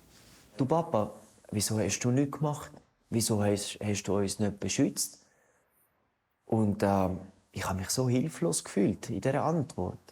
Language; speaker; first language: German; early bilingual, heritage; German